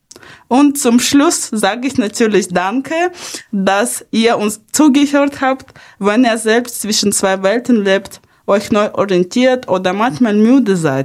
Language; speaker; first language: German; early bilingual, other home language; Ukrainian